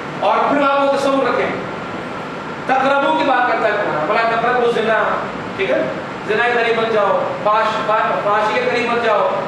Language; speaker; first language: Urdu; non-native, local second language; Sindhi